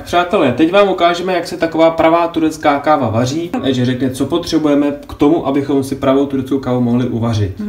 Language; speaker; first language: Czech; native; Czech